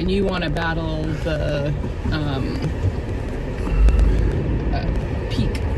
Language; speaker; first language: English; native; English